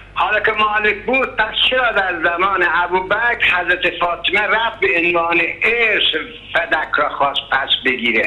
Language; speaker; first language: Persian; native; Persian